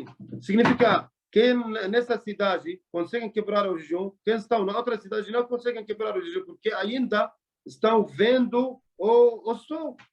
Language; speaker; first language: Portuguese; non-native, learner; Arabic